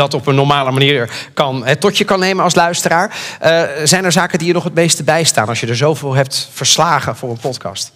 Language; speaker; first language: Dutch; native; Dutch